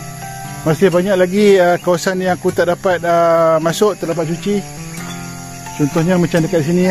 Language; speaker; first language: Malay; native; Malay